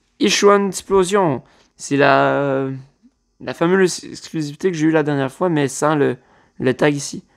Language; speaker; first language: French; native; French